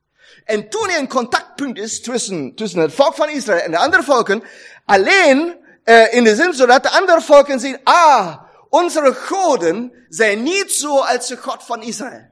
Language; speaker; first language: Dutch; non-native, fluent; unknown